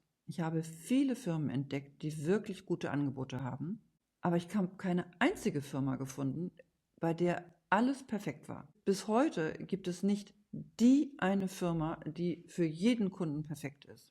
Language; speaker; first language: German; native; German